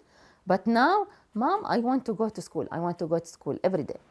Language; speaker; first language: English; non-native, learner; Arabic